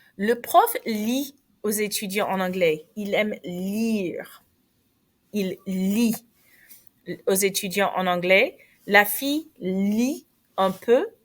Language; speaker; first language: French; non-native, fluent; English